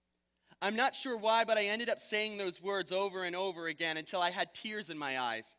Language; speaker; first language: English; native; English